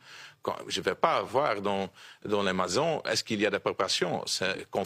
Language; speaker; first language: French; non-native, local second language; Dutch